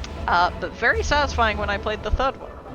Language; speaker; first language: English; native; English